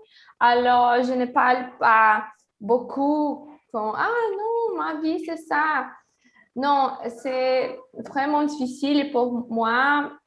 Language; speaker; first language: French; non-native, learner; Portuguese